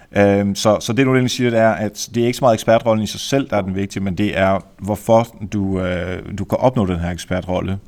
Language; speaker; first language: Danish; native; Danish